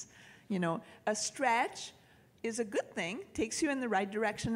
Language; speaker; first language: English; native; English